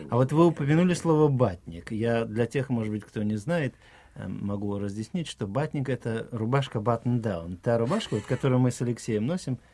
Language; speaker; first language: Russian; native; Russian